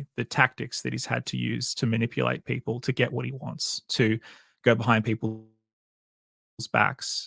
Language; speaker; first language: English; native; English